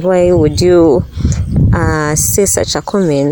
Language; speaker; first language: English; non-native, local second language; Ganda